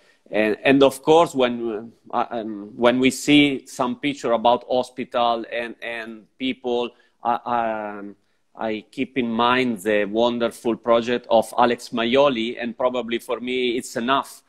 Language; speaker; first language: English; non-native, fluent; Italian